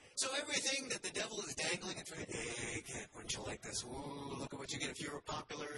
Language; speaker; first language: English; native; English